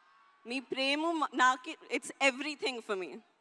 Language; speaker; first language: Telugu; non-native, learner; Hindi